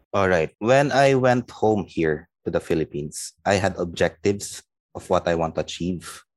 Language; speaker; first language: English; non-native, local second language; Filipino